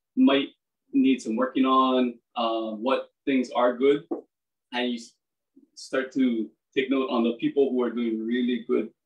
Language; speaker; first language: English; native; English